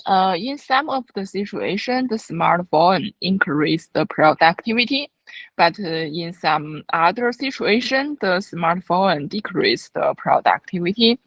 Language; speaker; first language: English; non-native, fluent; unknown